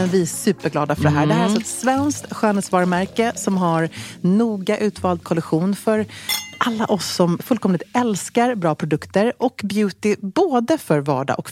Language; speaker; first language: Swedish; native; Swedish